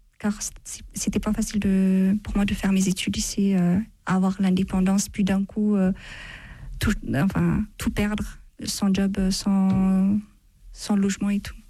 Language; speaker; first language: French; non-native, fluent; Amharic